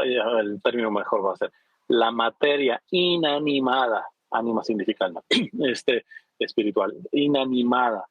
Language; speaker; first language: Spanish; native; Spanish